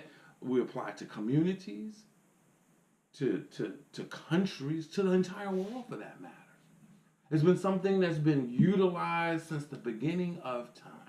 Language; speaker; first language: English; native; English